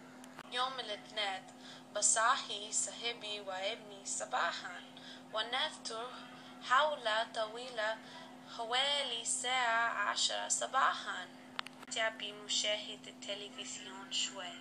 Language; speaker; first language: Arabic; non-native, learner; English